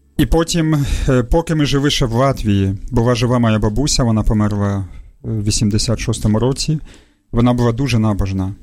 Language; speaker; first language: Ukrainian; early bilingual, other home language; Russian